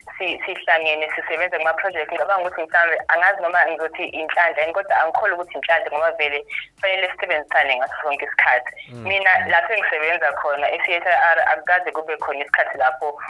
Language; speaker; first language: Zulu; native; Zulu